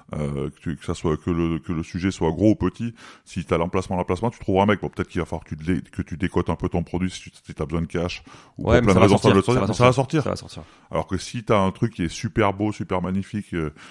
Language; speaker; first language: French; native; French